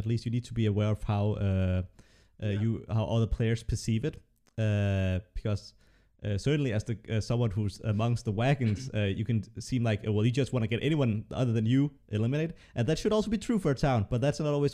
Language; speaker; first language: English; non-native, fluent; Danish